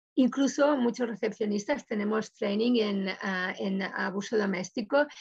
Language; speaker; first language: Spanish; native; Spanish